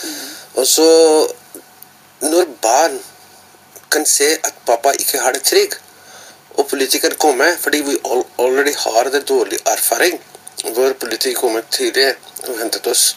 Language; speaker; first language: Norwegian; non-native, learner; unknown